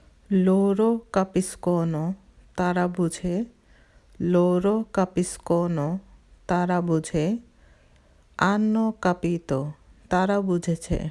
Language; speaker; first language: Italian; non-native, fluent; Bangla